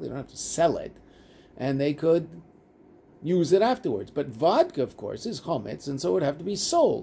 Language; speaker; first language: English; native; English